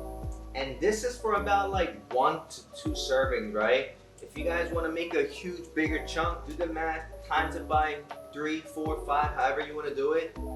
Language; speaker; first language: English; native; English